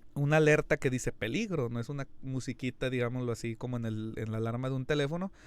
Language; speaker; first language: Spanish; native; Spanish